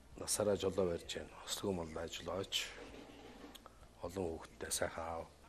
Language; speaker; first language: Mongolian; native; Mongolian